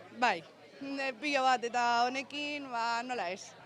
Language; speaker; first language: Basque; non-native, local second language; Spanish